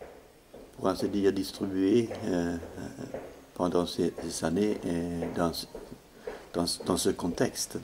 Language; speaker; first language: French; non-native, fluent; Swedish